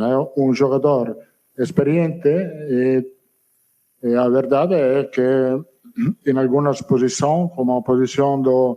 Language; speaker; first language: Spanish; non-native, fluent; Italian